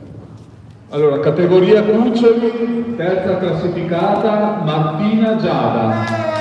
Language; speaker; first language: Italian; native; Italian